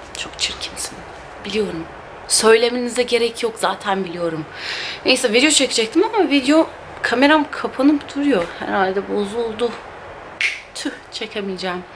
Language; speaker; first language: Turkish; early bilingual, heritage; Turkish